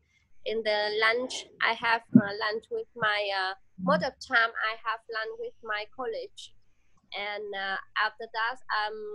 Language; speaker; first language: English; non-native, learner; Vietnamese